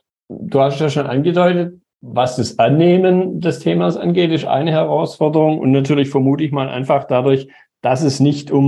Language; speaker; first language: German; native; German